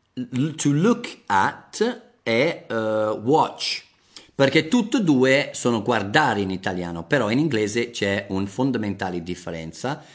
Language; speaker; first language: Italian; non-native, fluent; English